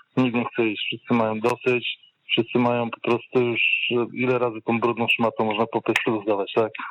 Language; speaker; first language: Polish; native; Polish